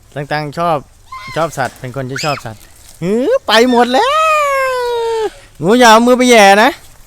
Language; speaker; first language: Thai; native; Thai